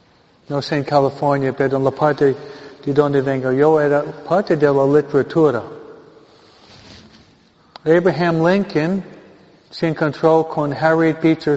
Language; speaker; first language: Spanish; non-native, fluent; English